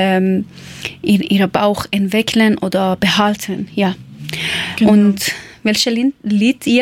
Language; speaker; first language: German; non-native, learner; Persian